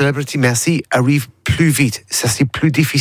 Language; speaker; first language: French; non-native, learner; English